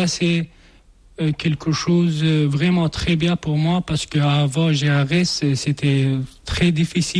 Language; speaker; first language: French; non-native, learner; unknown